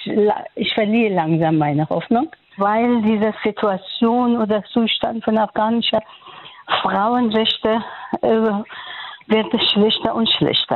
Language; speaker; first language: German; non-native, fluent; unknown